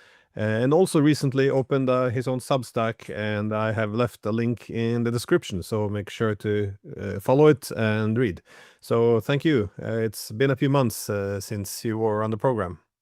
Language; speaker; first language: English; non-native, fluent; Norwegian